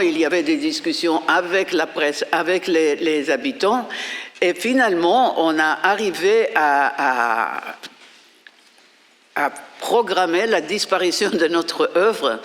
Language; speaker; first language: French; non-native, fluent; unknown